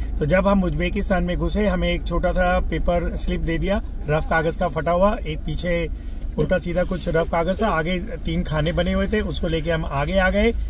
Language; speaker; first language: Hindi; native; Hindi